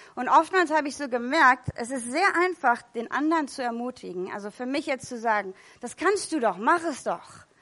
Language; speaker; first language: German; non-native, fluent; English